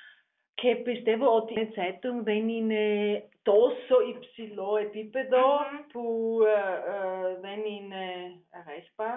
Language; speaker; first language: Greek; non-native, fluent; German